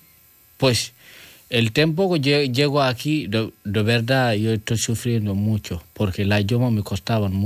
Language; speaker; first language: Spanish; non-native, learner; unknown